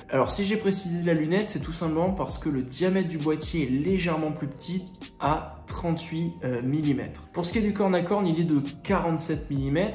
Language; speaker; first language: French; native; French